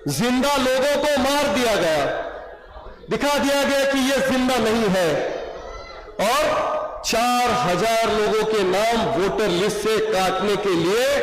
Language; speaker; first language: Hindi; non-native, local second language; Marathi